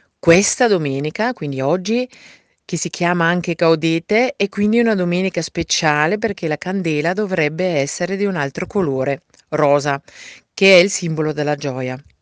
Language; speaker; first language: Italian; non-native, fluent; German